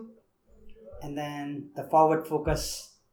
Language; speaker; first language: English; non-native, local second language; Nepali